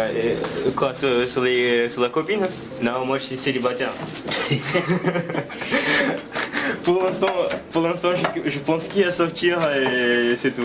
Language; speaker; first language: French; non-native, fluent; Portuguese